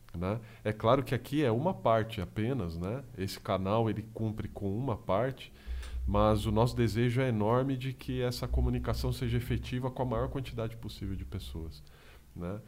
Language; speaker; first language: Portuguese; native; Portuguese